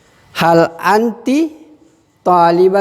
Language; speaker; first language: Arabic; non-native, fluent; Indonesian